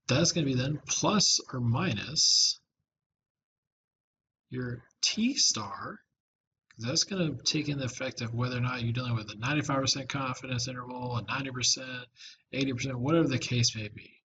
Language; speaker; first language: English; native; English